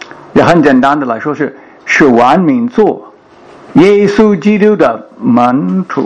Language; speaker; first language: Chinese; non-native, fluent; English